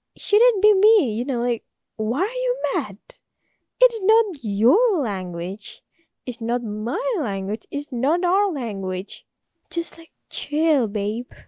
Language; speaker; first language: English; non-native, learner; Indonesian